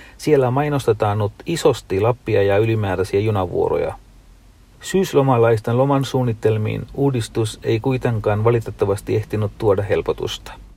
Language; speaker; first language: Finnish; non-native, fluent; Tamil